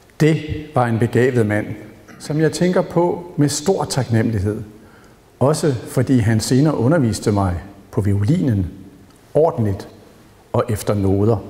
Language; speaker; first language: Danish; native; Danish